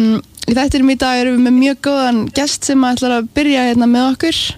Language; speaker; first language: Icelandic; native; Icelandic